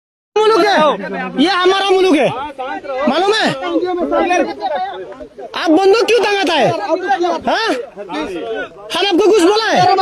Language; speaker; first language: Hindi; non-native, learner; Bangla